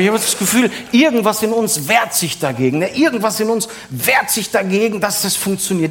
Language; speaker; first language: German; native; German